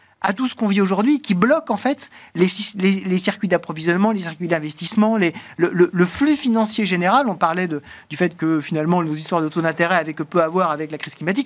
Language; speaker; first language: French; native; French